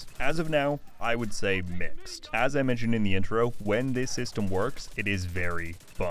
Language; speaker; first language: English; native; English